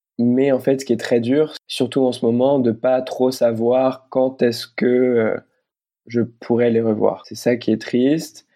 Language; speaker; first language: French; native; French